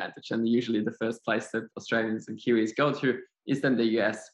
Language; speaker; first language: English; non-native, fluent; German